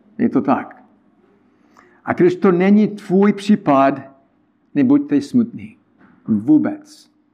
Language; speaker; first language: Czech; non-native, learner; English